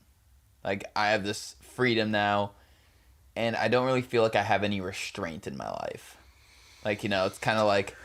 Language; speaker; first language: English; native; English